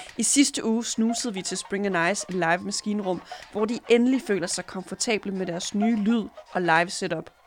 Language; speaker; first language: Danish; early bilingual, other home language; Serbian